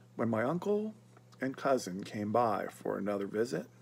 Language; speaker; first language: English; native; English